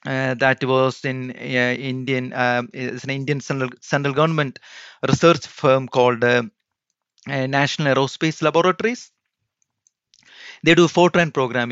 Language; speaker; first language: English; non-native, local second language; Malayalam